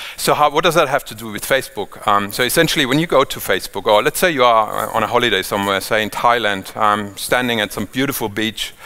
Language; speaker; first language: English; non-native, fluent; German